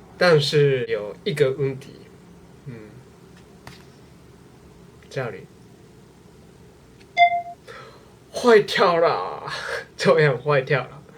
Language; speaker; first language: Chinese; non-native, learner; Japanese